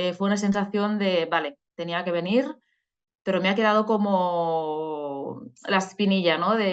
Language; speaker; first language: Spanish; non-native, local second language; Catalan